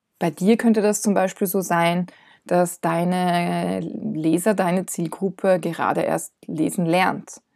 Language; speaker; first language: German; non-native, fluent; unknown